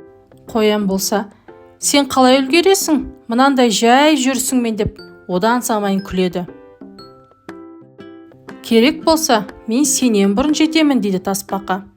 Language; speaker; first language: Kazakh; native; Kazakh